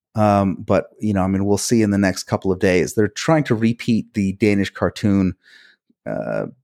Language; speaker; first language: English; early bilingual, other home language; Hungarian